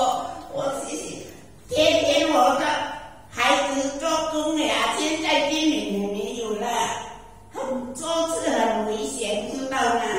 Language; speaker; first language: Chinese; early bilingual, heritage; Indonesian